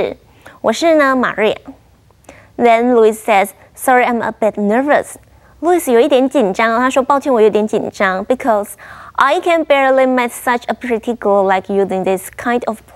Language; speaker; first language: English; non-native, fluent; Chinese